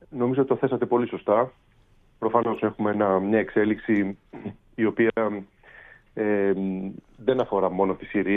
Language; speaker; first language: Greek; native; Greek